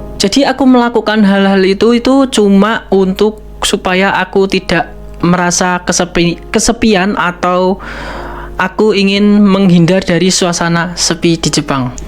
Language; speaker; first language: Indonesian; native; Indonesian